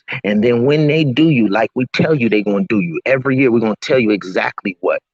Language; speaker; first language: English; native; English